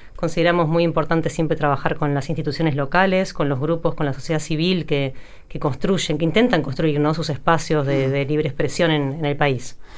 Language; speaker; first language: Spanish; native; Spanish